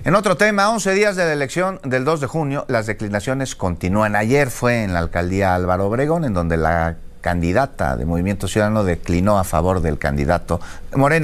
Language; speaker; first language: Spanish; native; Spanish